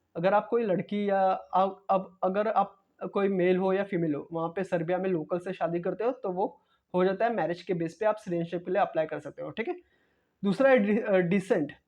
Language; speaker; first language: Hindi; non-native, local second language; Marathi